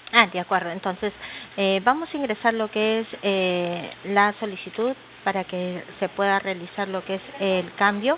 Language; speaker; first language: Spanish; native; Spanish